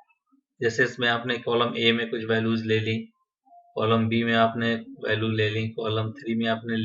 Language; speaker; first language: Hindi; native; Hindi